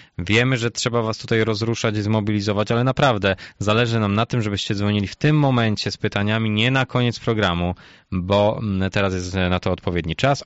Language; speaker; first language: Polish; native; Polish